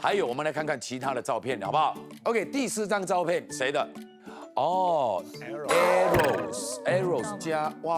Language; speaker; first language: Chinese; native; Chinese